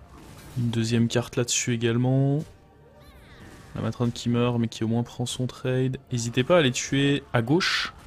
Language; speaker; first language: French; native; French